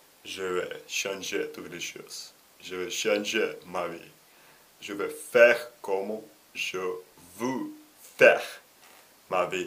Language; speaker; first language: French; non-native, learner; Russian